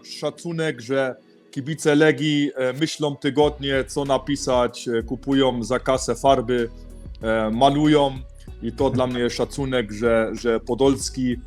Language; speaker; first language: Polish; early bilingual, heritage; Polish